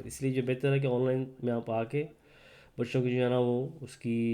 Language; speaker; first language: Urdu; native; Urdu